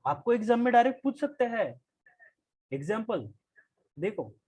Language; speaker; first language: Hindi; non-native, local second language; Marathi